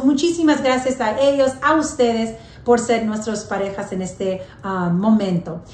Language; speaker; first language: Spanish; early bilingual, heritage; English